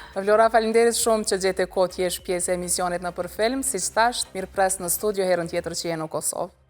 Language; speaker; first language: Albanian; native; Albanian